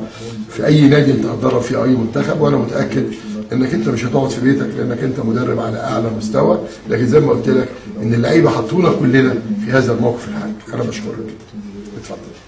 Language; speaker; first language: Arabic; native; Arabic